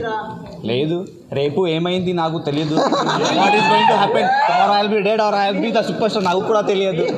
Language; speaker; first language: Telugu; non-native, learner; Hindi